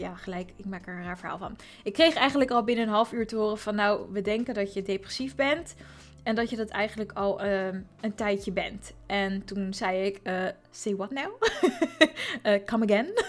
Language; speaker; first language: Dutch; native; Dutch